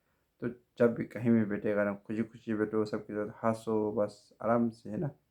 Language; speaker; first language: Hindi; non-native, local second language; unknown